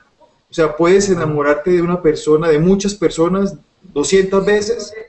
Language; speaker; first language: Spanish; native; Spanish